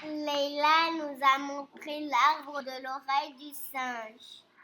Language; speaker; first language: French; non-native, learner; Portuguese